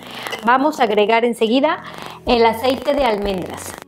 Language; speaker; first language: Spanish; native; Spanish